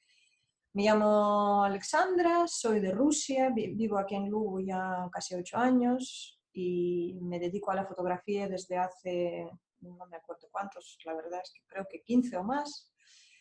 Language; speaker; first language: Spanish; non-native, fluent; Russian